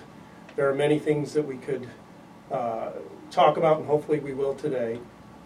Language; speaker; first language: English; native; English